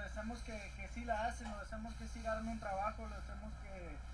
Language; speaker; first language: Spanish; early bilingual, other home language; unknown